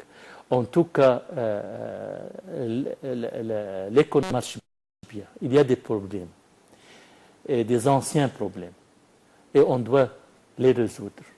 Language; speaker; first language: French; non-native, fluent; Arabic